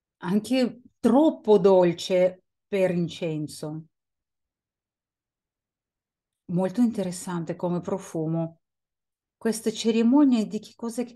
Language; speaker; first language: Italian; non-native, fluent; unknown